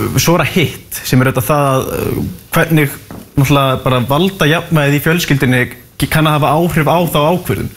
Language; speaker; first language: Icelandic; native; Icelandic